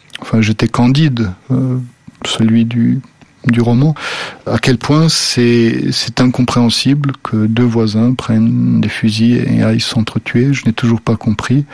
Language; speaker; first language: French; early bilingual, other home language; Slovenian